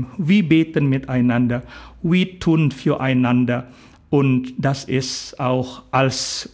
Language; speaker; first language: German; non-native, fluent; Indonesian